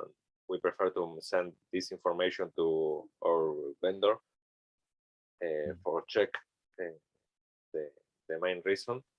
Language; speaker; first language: English; non-native, learner; Spanish